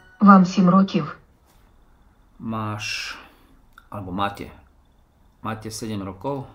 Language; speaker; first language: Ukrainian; non-native, learner; Slovak